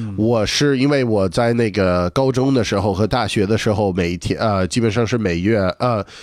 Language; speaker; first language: Chinese; non-native, fluent; English